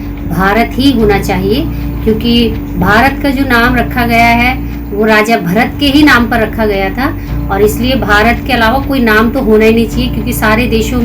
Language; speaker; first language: Hindi; native; Hindi